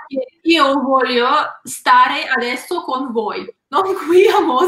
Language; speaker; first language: Italian; non-native, learner; Russian